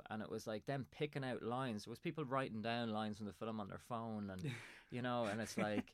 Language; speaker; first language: English; native; English